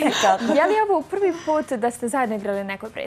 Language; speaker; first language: Croatian; native; Croatian